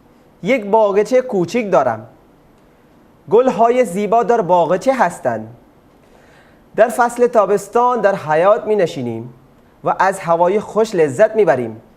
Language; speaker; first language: Persian; non-native, fluent; Urdu